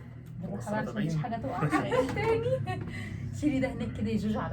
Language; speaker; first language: Arabic; native; Arabic